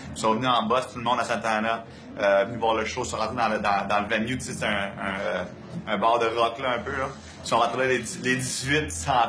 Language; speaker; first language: French; native; French